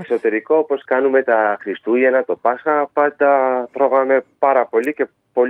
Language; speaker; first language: Greek; early bilingual, heritage; Greek